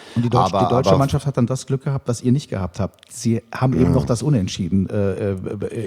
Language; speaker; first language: German; native; German